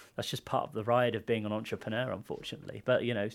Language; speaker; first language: English; native; English